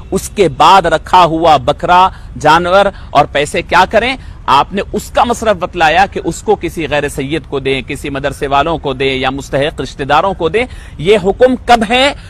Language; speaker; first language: Urdu; native; Urdu